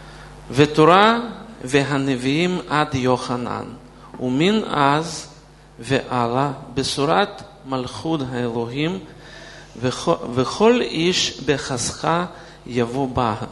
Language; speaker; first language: Hebrew; non-native, fluent; Russian